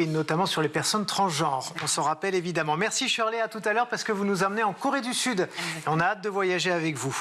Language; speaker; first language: French; native; French